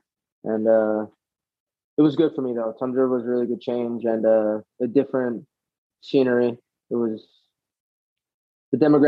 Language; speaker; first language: English; native; English